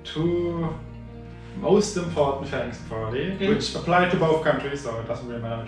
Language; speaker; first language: English; non-native, fluent; German